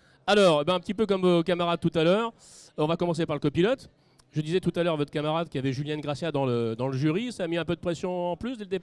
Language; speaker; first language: French; native; French